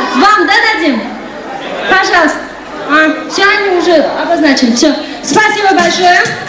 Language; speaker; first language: Russian; non-native, local second language; Uzbek